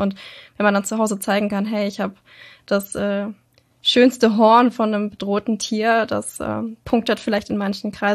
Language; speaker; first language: German; native; German